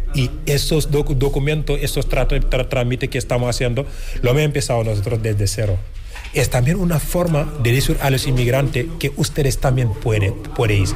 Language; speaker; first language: Spanish; non-native, fluent; Wolof